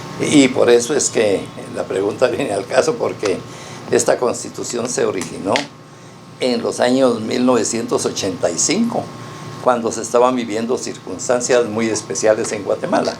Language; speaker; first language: Spanish; native; Spanish